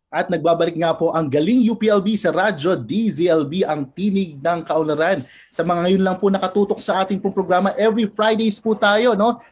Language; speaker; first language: Filipino; native; Filipino